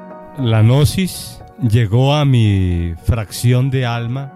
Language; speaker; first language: Spanish; native; Spanish